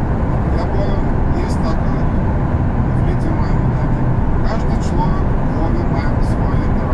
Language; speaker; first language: Polish; non-native, learner; Russian